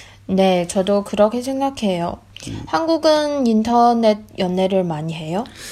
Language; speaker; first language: Korean; non-native, fluent; Chinese